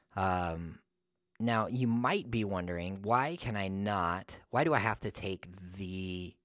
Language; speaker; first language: English; native; English